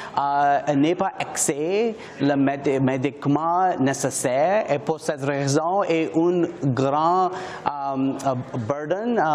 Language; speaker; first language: French; non-native, learner; English